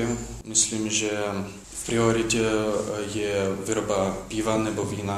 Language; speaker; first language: Czech; non-native, learner; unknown